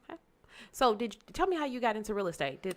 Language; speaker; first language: English; native; English